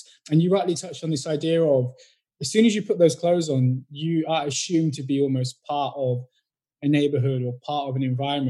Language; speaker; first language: English; native; English